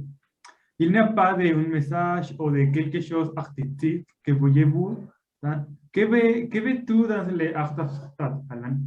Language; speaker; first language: French; non-native, learner; Spanish